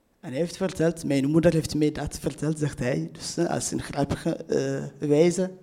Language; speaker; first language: Dutch; non-native, fluent; Tigrinya